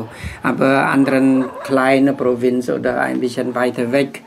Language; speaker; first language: German; non-native, learner; Khmer